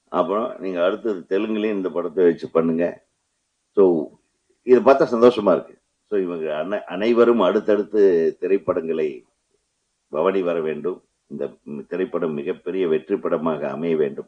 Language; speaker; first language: Tamil; native; Tamil